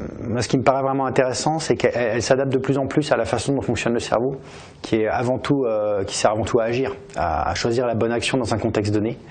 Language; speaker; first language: French; native; French